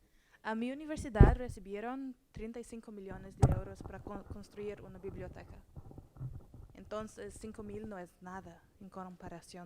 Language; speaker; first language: Spanish; non-native, learner; English